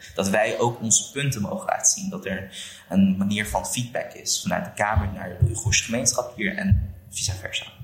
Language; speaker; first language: Dutch; early bilingual, other home language; Uyghur